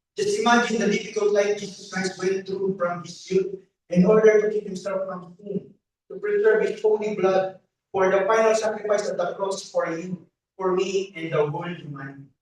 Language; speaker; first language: English; non-native, local second language; Filipino